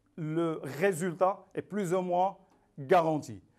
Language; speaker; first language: French; non-native, local second language; Arabic